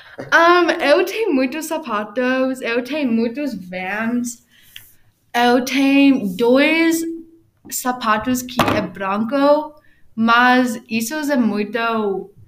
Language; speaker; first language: Portuguese; non-native, learner; English